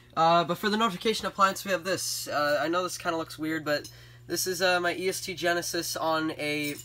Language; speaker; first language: English; native; English